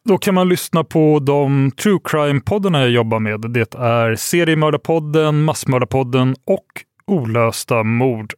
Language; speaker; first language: Swedish; native; Swedish